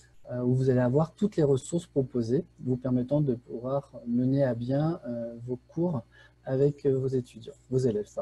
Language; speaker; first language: French; native; French